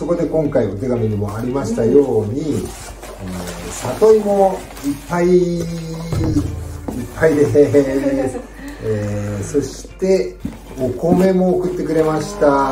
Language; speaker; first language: Japanese; native; Japanese